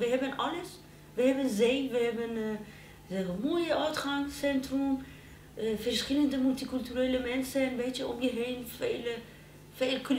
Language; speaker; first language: Dutch; non-native, fluent; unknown